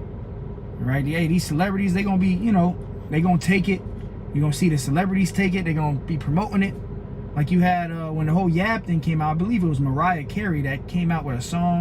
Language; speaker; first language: English; native; English